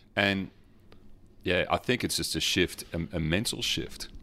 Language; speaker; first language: English; early bilingual, other home language; Dutch